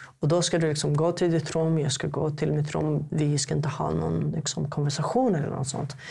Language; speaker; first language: Swedish; non-native, fluent; Arabic